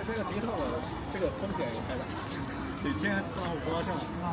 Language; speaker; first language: Chinese; native; Chinese